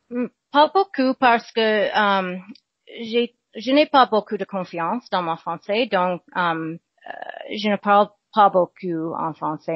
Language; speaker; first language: French; non-native, learner; English